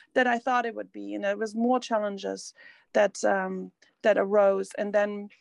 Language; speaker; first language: English; non-native, fluent; German